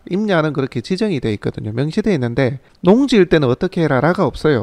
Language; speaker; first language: Korean; native; Korean